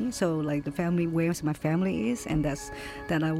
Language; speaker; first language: English; native; English